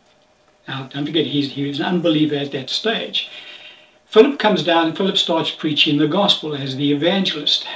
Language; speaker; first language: English; native; English